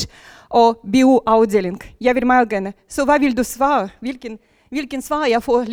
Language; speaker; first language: Danish; non-native, local second language; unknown